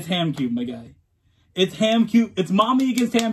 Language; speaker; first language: English; native; English